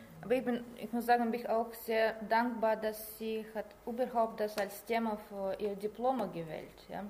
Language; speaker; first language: German; non-native, learner; Russian